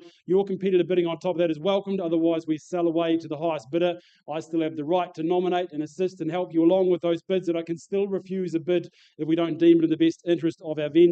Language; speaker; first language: English; native; English